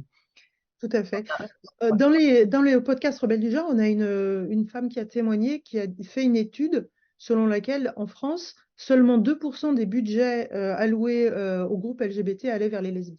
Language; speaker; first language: French; native; French